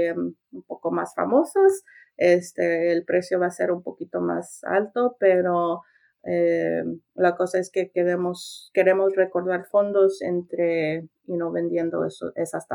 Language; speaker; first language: Spanish; early bilingual, heritage; Spanish